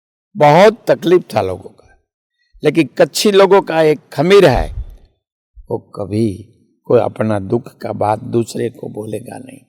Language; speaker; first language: Hindi; non-native, local second language; Bangla